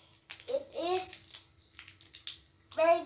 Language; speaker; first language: English; non-native, learner; Indonesian